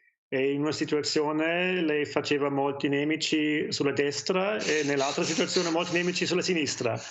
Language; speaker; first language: Italian; non-native, fluent; German